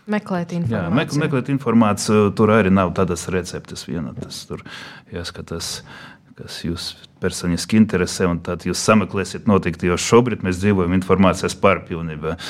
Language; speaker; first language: Latvian; non-native, local second language; Russian